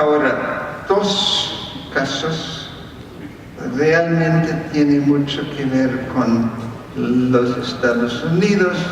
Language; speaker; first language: Spanish; non-native, fluent; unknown